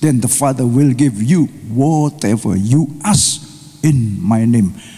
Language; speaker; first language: English; non-native, fluent; Indonesian